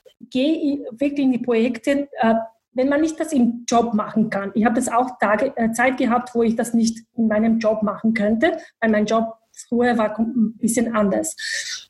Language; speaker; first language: German; non-native, fluent; Bosnian